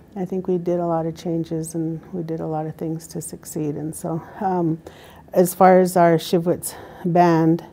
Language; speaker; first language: English; native; English